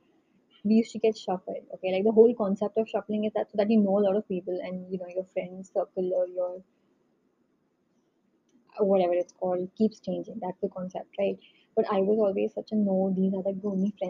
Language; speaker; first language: English; non-native, local second language; Hindi